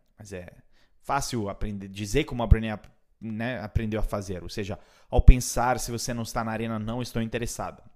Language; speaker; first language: Portuguese; non-native, fluent; Italian